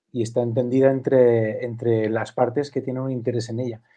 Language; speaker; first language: Spanish; non-native, local second language; Catalan